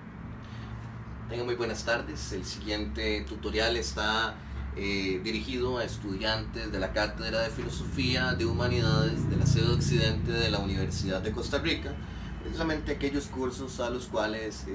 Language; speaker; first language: Spanish; native; Spanish